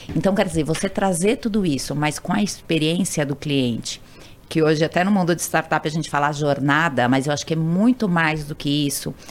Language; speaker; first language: Portuguese; native; Portuguese